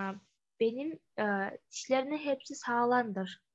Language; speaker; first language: Turkish; non-native, learner; Kyrgyz